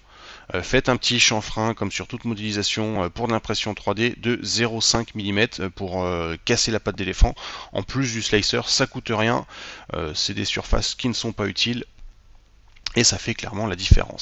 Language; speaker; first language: French; native; French